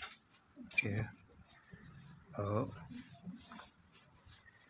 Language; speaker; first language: Chinese; native; Chinese